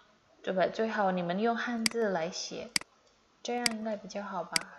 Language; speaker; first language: Chinese; non-native, fluent; Indonesian